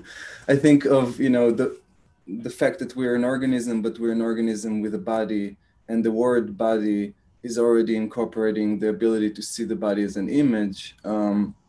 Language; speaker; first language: English; non-native, fluent; Hebrew